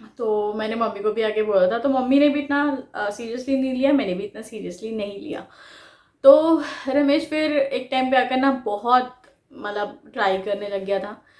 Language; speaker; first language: Hindi; non-native, local second language; Bangla